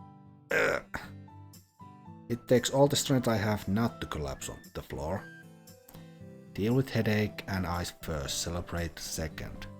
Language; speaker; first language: English; non-native, fluent; Finnish